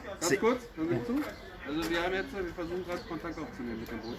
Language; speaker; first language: German; native; German